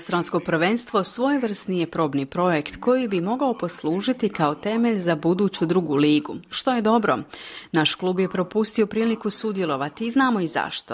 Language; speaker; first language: Croatian; native; Croatian